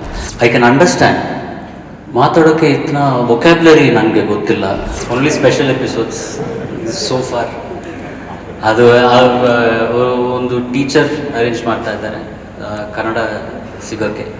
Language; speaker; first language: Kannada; non-native, learner; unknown